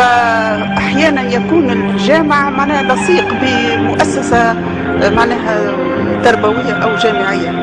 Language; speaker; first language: Arabic; native; Arabic